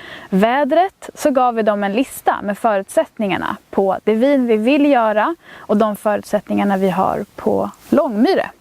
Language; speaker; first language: Swedish; native; Swedish